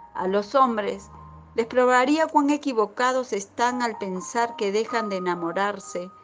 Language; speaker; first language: Spanish; native; Spanish